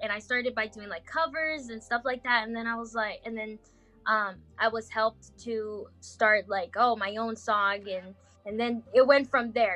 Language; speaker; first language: English; non-native, fluent; Portuguese